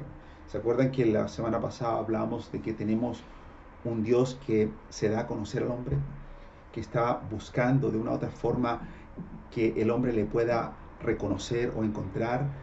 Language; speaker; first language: Spanish; native; Spanish